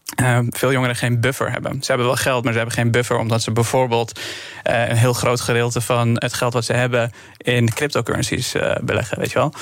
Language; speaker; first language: Dutch; non-native, fluent; Persian